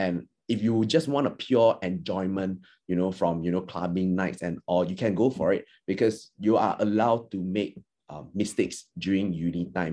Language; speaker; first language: English; non-native, local second language; Chinese